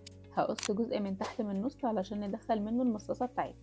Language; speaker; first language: Arabic; native; Arabic